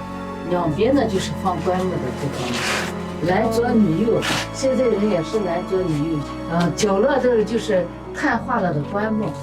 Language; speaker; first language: Chinese; native; Chinese